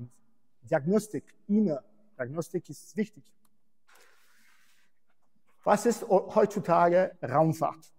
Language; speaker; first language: German; non-native, fluent; French